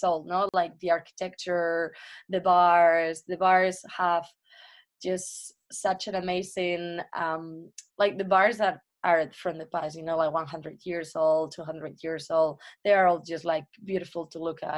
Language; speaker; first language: English; non-native, fluent; Spanish